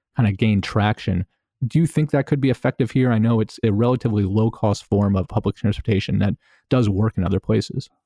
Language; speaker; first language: English; native; English